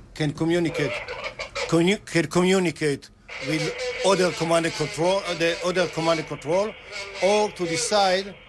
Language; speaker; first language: English; non-native, fluent; Hebrew